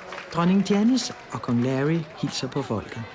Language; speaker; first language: Danish; native; Danish